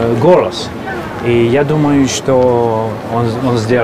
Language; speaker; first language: Russian; non-native, fluent; Hungarian